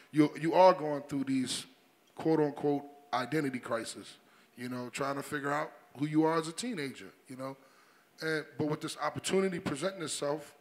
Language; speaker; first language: English; native; English